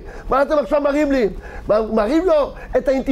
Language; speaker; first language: Hebrew; native; Hebrew